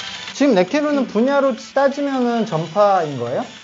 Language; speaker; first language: Korean; native; Korean